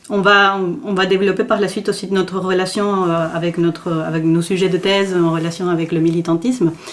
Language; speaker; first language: French; non-native, fluent; Spanish